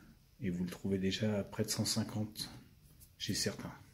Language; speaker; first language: French; native; French